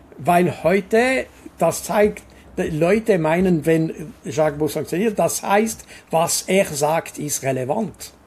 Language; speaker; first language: German; non-native, local second language; French